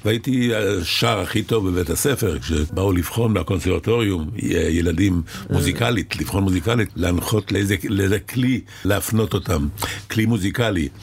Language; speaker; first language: Hebrew; early bilingual, other home language; Arabic